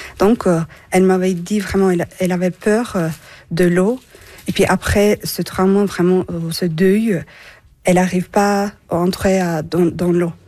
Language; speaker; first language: French; non-native, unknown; Turkish